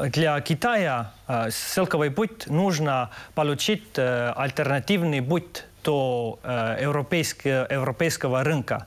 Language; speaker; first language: Russian; non-native, local second language; Estonian